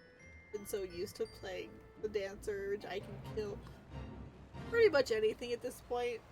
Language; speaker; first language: English; native; English